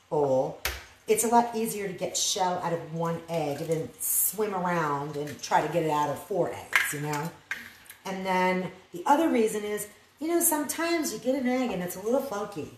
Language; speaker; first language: English; native; English